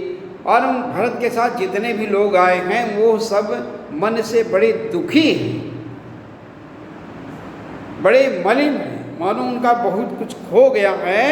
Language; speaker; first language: Hindi; native; Hindi